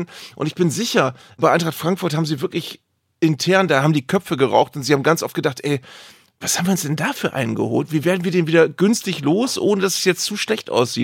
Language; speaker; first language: German; native; German